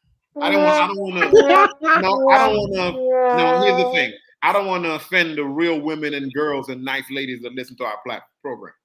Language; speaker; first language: English; native; English